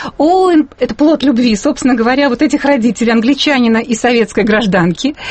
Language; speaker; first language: Russian; native; Russian